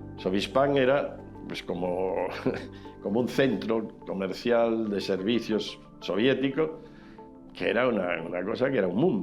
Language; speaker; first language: Spanish; native; Spanish